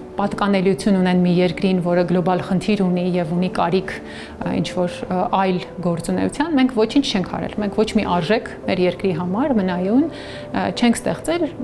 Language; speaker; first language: Armenian; native; Armenian